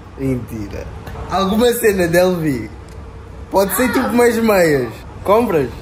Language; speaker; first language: Portuguese; native; Portuguese